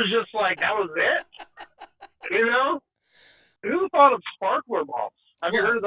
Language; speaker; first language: English; native; English